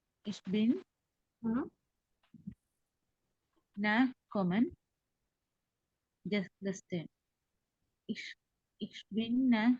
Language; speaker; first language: German; non-native, learner; Malayalam